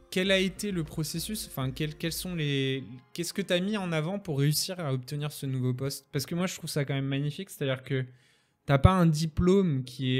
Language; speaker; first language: French; native; French